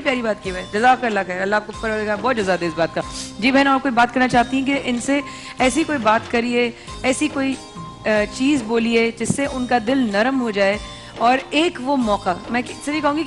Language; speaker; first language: Urdu; native; Urdu